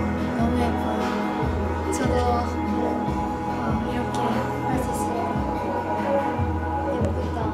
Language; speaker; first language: Korean; non-native, fluent; Japanese